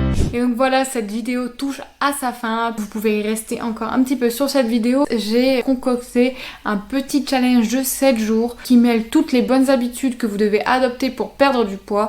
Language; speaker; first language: French; native; French